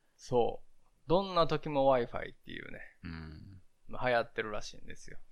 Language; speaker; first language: Japanese; native; Japanese